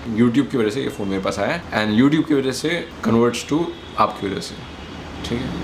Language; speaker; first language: Hindi; native; Hindi